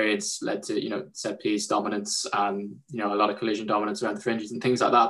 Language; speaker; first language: English; native; English